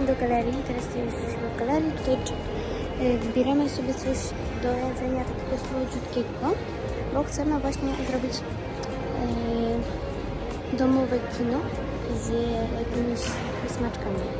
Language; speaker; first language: Polish; early bilingual, other home language; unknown